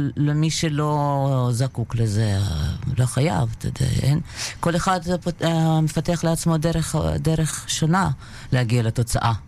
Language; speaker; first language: Hebrew; non-native, fluent; Russian